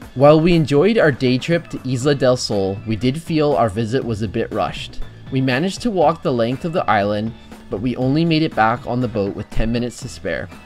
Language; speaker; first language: English; native; English